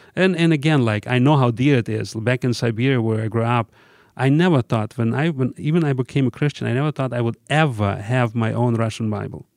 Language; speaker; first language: English; non-native, fluent; Russian